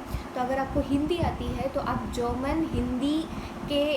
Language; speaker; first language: Hindi; non-native, local second language; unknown